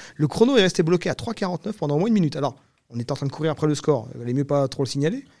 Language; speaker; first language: French; native; French